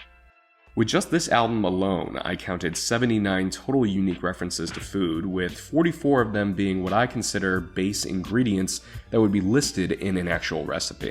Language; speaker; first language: English; native; English